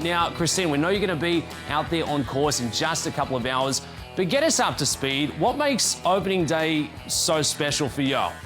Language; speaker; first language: English; native; English